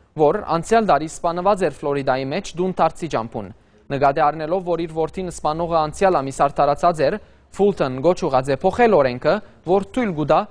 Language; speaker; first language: Armenian; early bilingual, heritage; Armenian